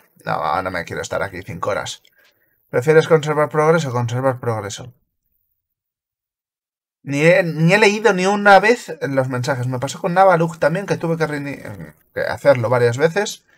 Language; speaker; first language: Spanish; native; Spanish